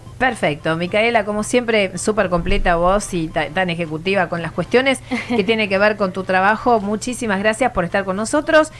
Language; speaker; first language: Spanish; native; Spanish